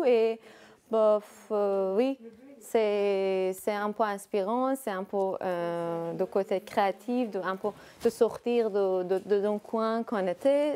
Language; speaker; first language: French; non-native, learner; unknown